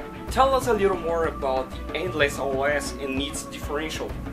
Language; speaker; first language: English; non-native, fluent; Portuguese